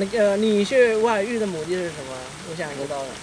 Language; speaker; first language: Chinese; non-native, fluent; Indonesian